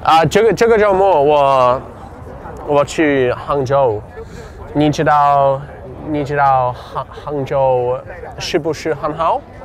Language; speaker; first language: Chinese; non-native, learner; English